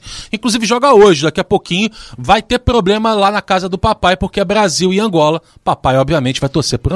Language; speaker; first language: Portuguese; native; Portuguese